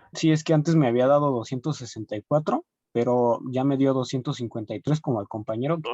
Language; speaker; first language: Spanish; native; Spanish